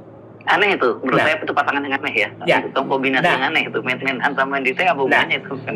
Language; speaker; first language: Indonesian; native; Indonesian